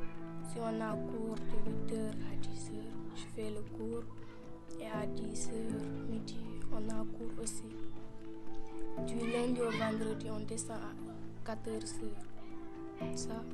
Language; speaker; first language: French; non-native, learner; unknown